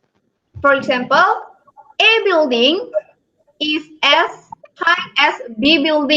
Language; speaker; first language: English; non-native, fluent; Indonesian